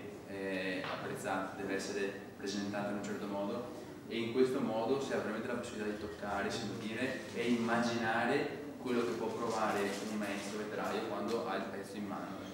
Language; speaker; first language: Italian; native; Italian